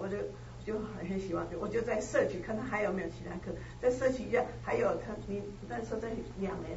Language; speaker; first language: Chinese; native; Chinese